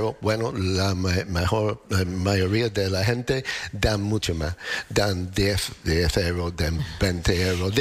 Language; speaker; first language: Spanish; non-native, learner; English